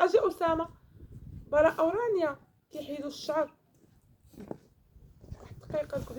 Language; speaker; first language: Arabic; native; Arabic